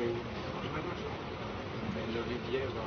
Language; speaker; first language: French; non-native, fluent; Chinese